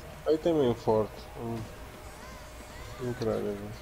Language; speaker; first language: English; non-native, learner; Spanish